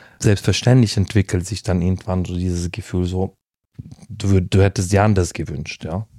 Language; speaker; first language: German; non-native, fluent; Russian